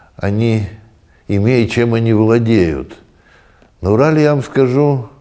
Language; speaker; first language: Russian; native; Russian